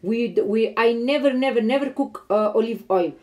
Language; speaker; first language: English; non-native, learner; Arabic